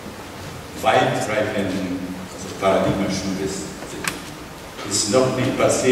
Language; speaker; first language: German; non-native, fluent; Czech